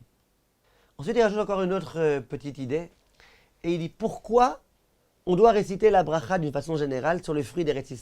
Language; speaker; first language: French; native; French